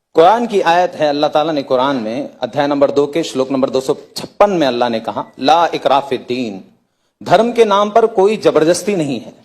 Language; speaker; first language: Hindi; native; Hindi